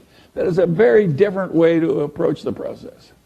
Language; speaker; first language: English; native; English